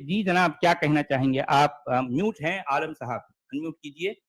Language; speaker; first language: Urdu; native; Urdu